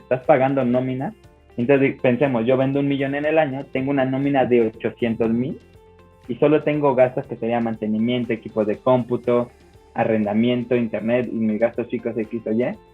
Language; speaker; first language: Spanish; native; Spanish